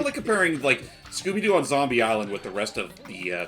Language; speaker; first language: English; native; English